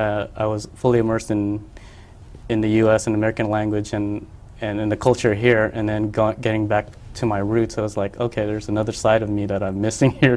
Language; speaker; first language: English; early bilingual, other home language; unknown